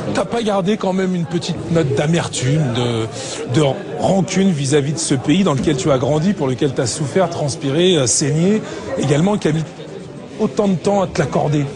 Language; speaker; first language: French; native; French